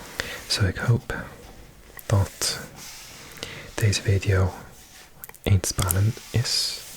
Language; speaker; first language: Dutch; non-native, learner; English